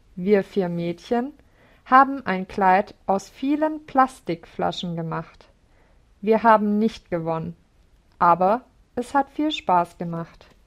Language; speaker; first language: German; non-native, learner; English